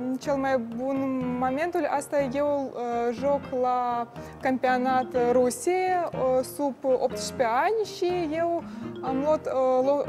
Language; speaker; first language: Romanian; non-native, learner; Russian